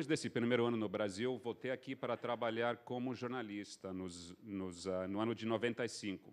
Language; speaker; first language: Portuguese; non-native, fluent; English